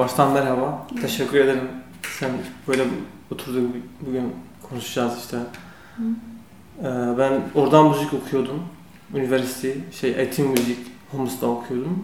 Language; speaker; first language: Turkish; non-native, learner; Kurdish